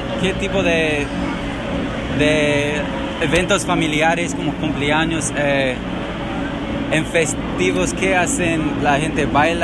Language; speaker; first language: Spanish; non-native, learner; English